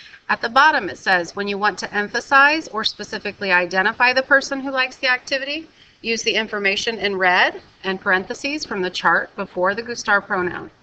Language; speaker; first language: English; native; English